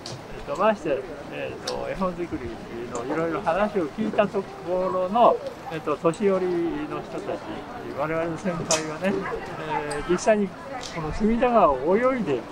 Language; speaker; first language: Japanese; native; Japanese